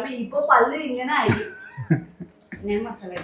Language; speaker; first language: Malayalam; non-native, learner; Nepali